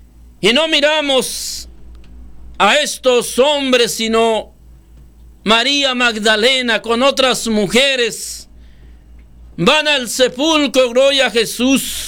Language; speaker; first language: Spanish; native; Spanish